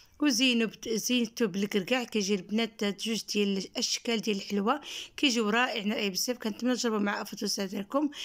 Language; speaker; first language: Arabic; native; Arabic